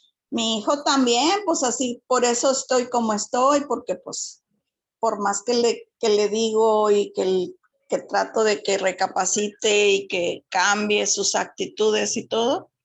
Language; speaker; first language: Spanish; native; Spanish